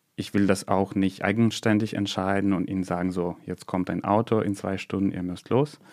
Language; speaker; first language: German; non-native, fluent; Russian